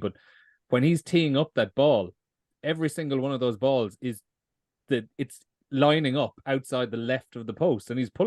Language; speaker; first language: English; native; English